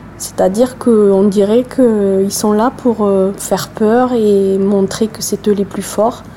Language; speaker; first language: French; native; French